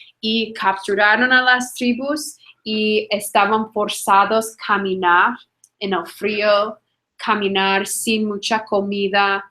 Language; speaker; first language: Spanish; non-native, fluent; English